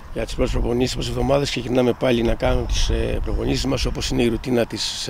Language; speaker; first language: Greek; native; Greek